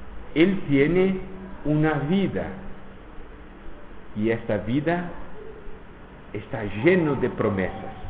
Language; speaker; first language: Spanish; non-native, fluent; Portuguese